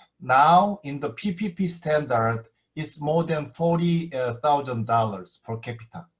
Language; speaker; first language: English; non-native, fluent; Korean